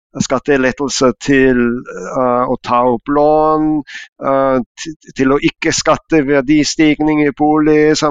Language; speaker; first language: Norwegian; non-native, fluent; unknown